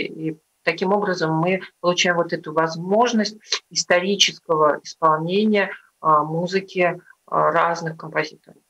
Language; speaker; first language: Russian; native; Russian